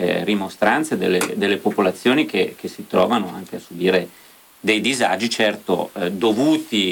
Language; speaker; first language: Italian; native; Italian